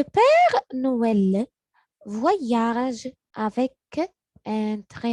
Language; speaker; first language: French; non-native, learner; Arabic